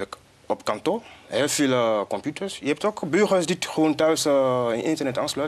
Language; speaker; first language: Dutch; non-native, fluent; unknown